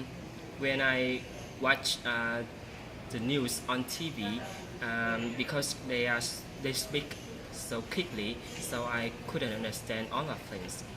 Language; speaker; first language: English; non-native, learner; Vietnamese